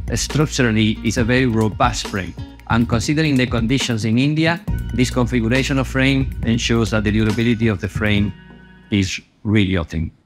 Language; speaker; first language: English; non-native, fluent; Spanish